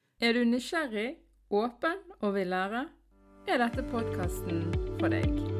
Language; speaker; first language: Norwegian; early bilingual, other home language; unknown